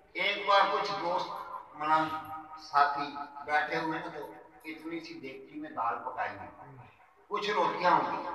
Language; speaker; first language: Urdu; non-native, local second language; Punjabi